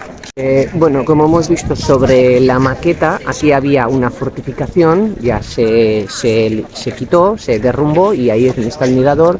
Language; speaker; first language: Spanish; native; Spanish